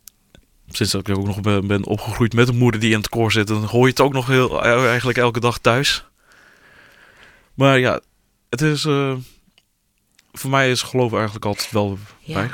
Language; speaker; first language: Dutch; early bilingual, other home language; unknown